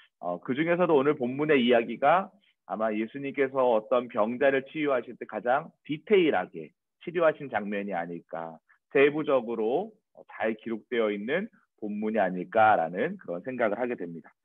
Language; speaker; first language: Korean; native; Korean